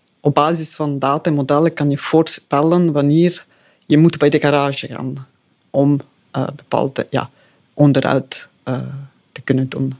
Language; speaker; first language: Dutch; non-native, fluent; Italian